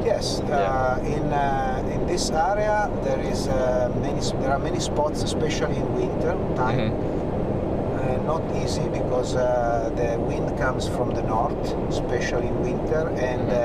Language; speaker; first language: English; non-native, learner; Italian